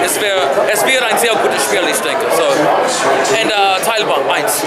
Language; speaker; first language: German; non-native, learner; English